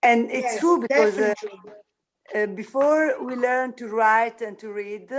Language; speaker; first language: English; non-native, learner; Italian